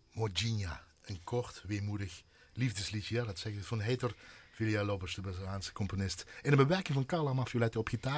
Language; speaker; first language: Dutch; native; Dutch